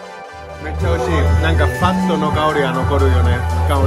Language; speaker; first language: Japanese; non-native, learner; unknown